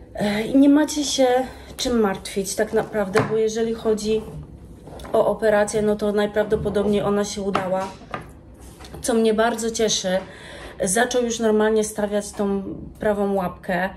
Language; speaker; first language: Polish; native; Polish